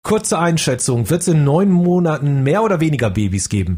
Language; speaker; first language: German; native; German